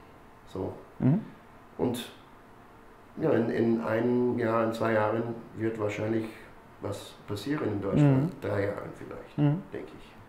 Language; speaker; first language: German; non-native, fluent; English